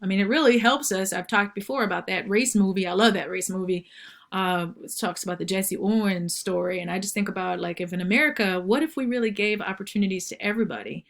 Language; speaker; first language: English; native; English